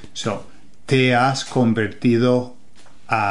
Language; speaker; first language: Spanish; non-native, fluent; English